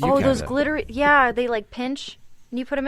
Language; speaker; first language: English; native; English